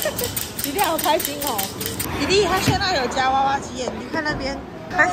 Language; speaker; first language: Chinese; native; Chinese